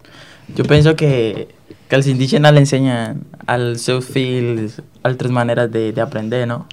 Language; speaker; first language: Catalan; non-native, learner; Spanish